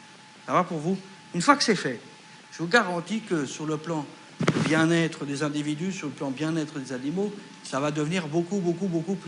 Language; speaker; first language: French; native; French